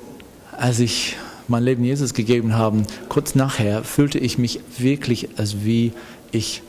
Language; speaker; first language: German; non-native, fluent; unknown